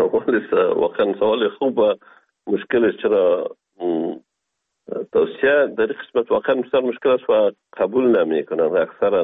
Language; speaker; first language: Persian; native; Persian